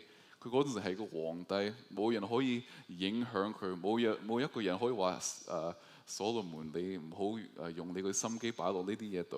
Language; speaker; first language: Cantonese; early bilingual, heritage; Cantonese